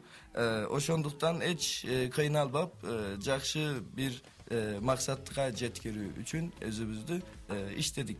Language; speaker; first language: Kyrgyz; non-native, learner; Turkish